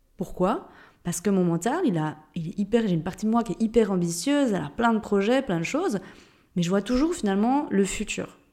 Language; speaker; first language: French; native; French